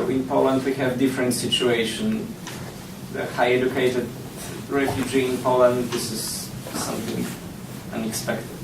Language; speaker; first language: English; non-native, learner; Polish